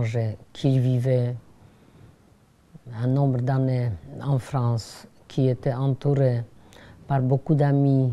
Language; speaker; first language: French; non-native, fluent; Polish